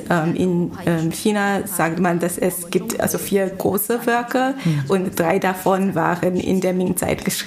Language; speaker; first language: German; non-native, fluent; Chinese